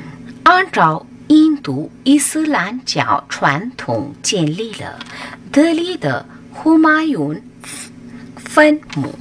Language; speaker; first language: Chinese; non-native, learner; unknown